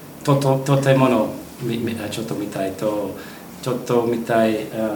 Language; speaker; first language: Japanese; non-native, learner; English